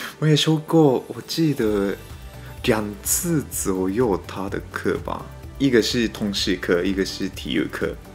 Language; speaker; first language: Chinese; non-native, fluent; Japanese